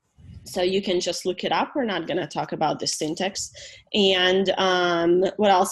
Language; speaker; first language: English; non-native, fluent; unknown